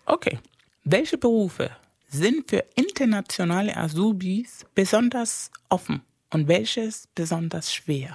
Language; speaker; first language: German; non-native, fluent; Spanish